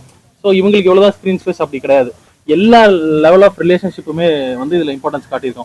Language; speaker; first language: Tamil; native; Tamil